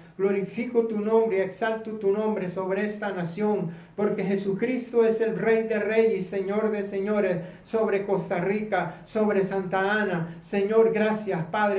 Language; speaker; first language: Spanish; native; Spanish